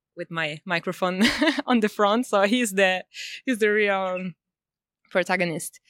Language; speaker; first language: English; non-native, fluent; Italian